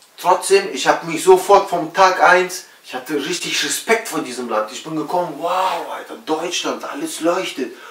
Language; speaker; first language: German; early bilingual, other home language; Russian